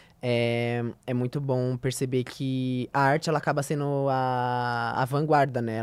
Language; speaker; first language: Portuguese; native; Portuguese